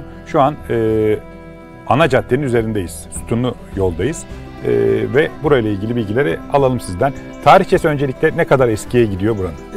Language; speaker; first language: Turkish; native; Turkish